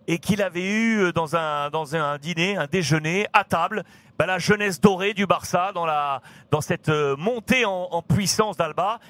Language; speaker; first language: French; native; French